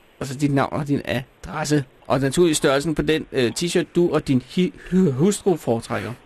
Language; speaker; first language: Danish; native; Danish